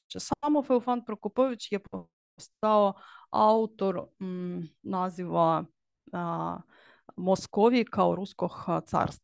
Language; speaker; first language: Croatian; non-native, learner; Ukrainian